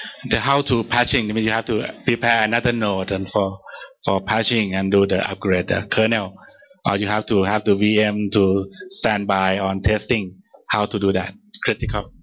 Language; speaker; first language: English; non-native, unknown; Thai